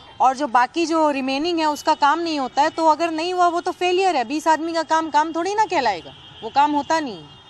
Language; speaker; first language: Hindi; non-native, local second language; Urdu